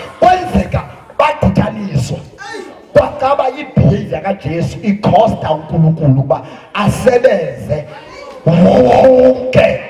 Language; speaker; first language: Zulu; non-native, local second language; Xhosa